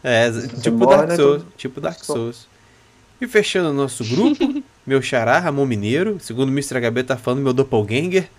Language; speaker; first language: Portuguese; native; Portuguese